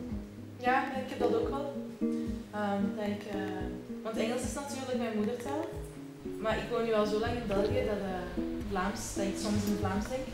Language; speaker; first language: Dutch; non-native, fluent; English